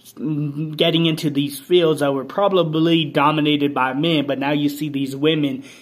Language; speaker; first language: English; native; English